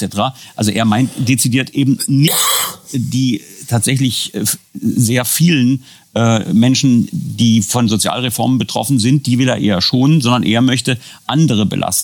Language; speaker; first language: German; native; German